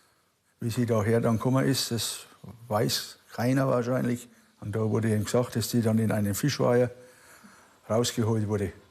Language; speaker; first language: German; native; German